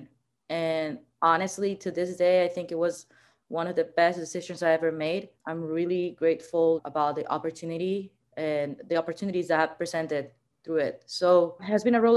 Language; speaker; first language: English; non-native, fluent; Spanish